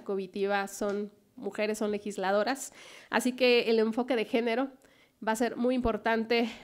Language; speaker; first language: Spanish; native; Spanish